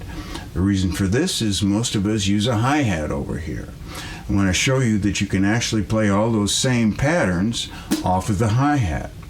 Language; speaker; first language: English; native; English